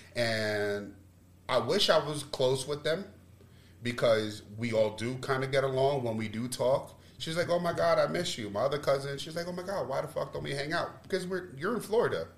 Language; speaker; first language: English; native; English